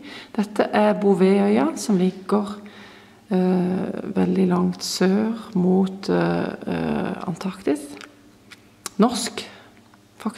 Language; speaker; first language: Norwegian; non-native, fluent; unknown